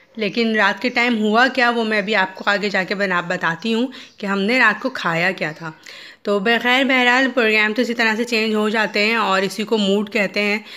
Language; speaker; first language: Hindi; native; Hindi